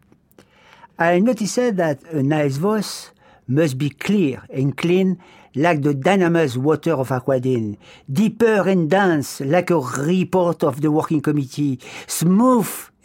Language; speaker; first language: English; non-native, fluent; French